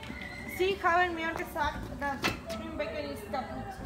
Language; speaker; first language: German; non-native, learner; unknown